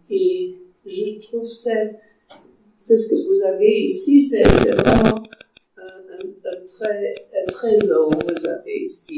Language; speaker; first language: French; non-native, fluent; German